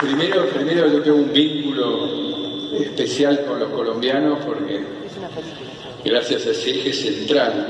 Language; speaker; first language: Spanish; native; Spanish